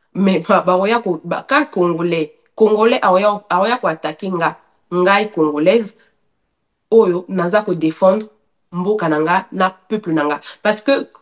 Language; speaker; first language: Lingala; native; Lingala